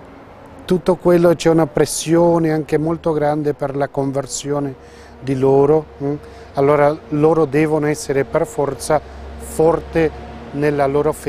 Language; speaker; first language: Italian; non-native, fluent; Arabic